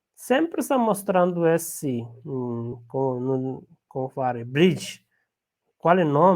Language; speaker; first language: Portuguese; non-native, learner; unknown